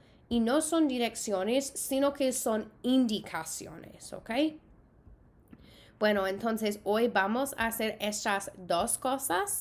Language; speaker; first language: Spanish; non-native, fluent; English